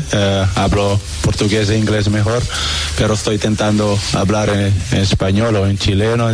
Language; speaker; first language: Spanish; non-native, learner; Portuguese